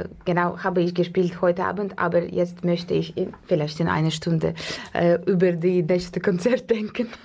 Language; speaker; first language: German; non-native, learner; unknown